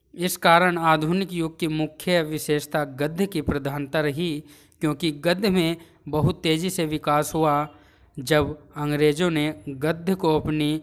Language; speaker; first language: Hindi; native; Hindi